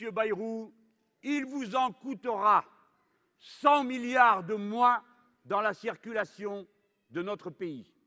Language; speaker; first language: French; native; French